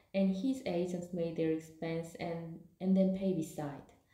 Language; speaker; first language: English; non-native, fluent; Korean